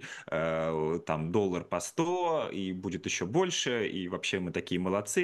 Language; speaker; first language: Russian; native; Russian